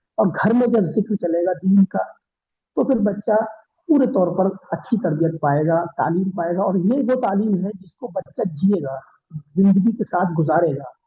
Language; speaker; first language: Urdu; native; Urdu